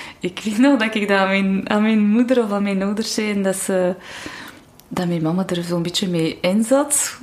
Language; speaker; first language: Dutch; non-native, local second language; French